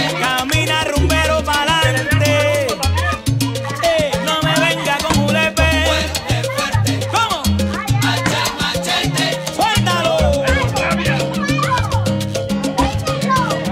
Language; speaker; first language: Spanish; native; Spanish